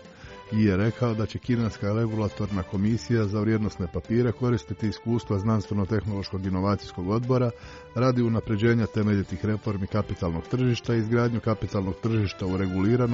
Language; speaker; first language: Croatian; non-native, fluent; Chinese